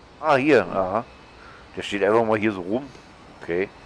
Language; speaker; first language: German; native; German